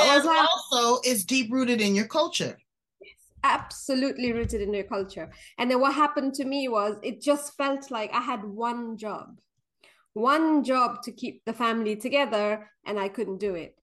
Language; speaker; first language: English; non-native, local second language; Nepali